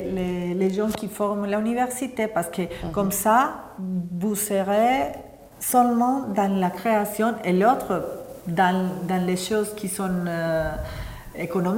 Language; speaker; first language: French; non-native, fluent; Spanish